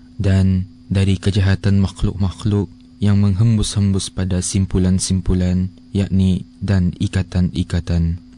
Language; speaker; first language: Malay; native; Malay